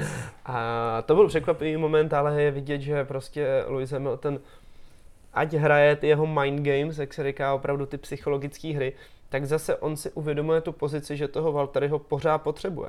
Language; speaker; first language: Czech; native; Czech